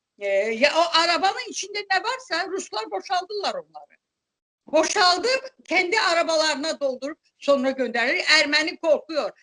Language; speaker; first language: Turkish; non-native, fluent; Azerbaijani